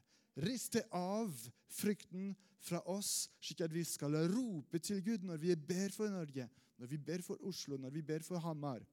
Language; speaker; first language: Norwegian; non-native, fluent; French